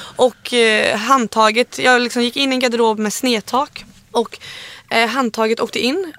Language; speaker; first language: Swedish; native; Swedish